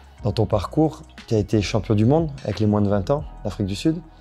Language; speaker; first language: French; native; French